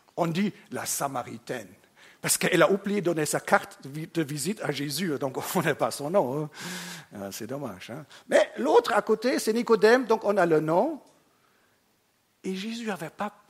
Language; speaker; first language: French; non-native, fluent; German